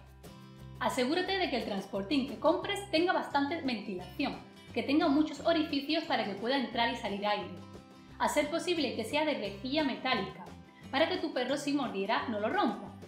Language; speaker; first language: Spanish; native; Spanish